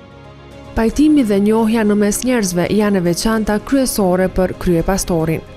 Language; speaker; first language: Albanian; native; Albanian